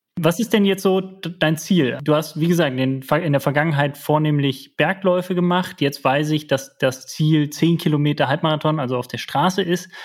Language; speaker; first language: German; native; German